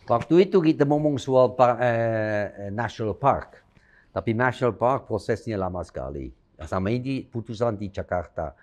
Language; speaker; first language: Indonesian; non-native, fluent; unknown